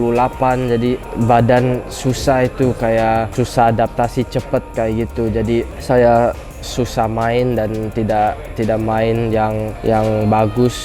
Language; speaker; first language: Indonesian; early bilingual, heritage; English